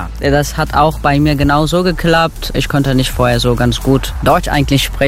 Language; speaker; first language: German; non-native, learner; Turkish